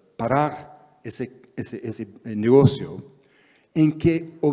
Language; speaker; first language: Spanish; non-native, fluent; English